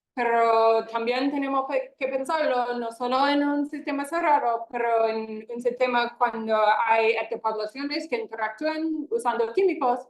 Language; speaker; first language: Spanish; non-native, fluent; English